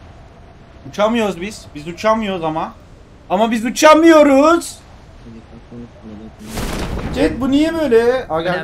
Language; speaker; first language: Turkish; native; Turkish